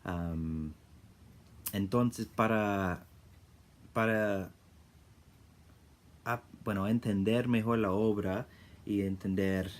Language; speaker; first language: Spanish; non-native, fluent; English